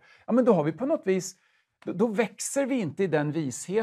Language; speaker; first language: Swedish; native; Swedish